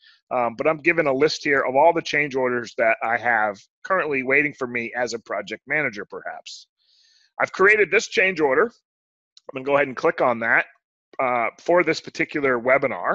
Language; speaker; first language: English; native; English